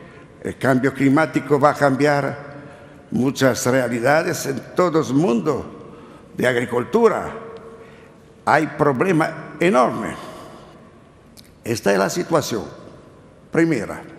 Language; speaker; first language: Spanish; non-native, learner; Italian